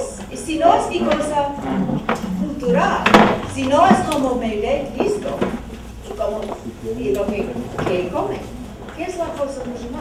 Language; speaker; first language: Spanish; non-native, learner; English